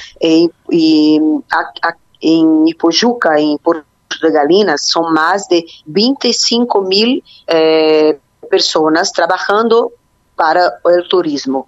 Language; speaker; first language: Spanish; non-native, learner; Portuguese